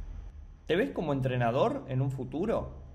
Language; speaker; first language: Spanish; native; Spanish